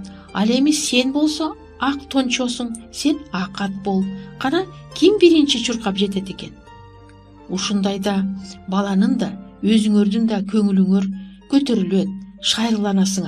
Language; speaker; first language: Kyrgyz; native; Kyrgyz